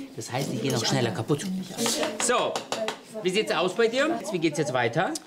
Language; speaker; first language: German; early bilingual, other home language; Turkish